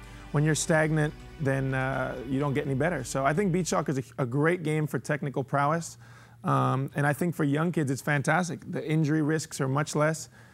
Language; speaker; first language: English; early bilingual, other home language; Spanish